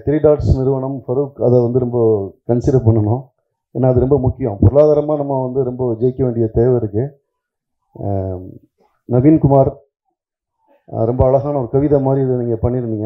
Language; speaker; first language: Tamil; native; Tamil